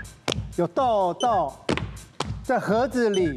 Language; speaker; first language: Chinese; native; Chinese